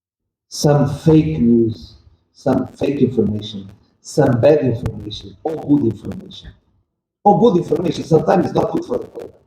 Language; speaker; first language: English; non-native, learner; Portuguese